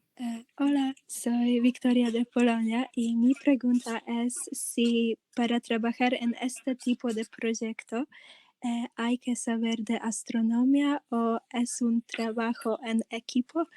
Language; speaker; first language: Spanish; non-native, fluent; Polish